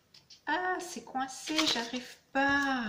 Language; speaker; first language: French; native; French